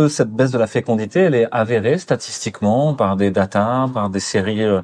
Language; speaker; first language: French; native; French